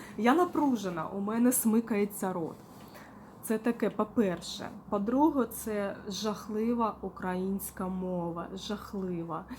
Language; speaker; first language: Ukrainian; non-native, local second language; Russian